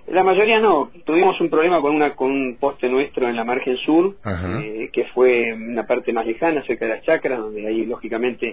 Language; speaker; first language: Spanish; native; Spanish